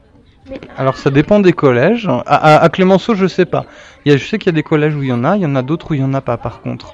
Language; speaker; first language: French; native; French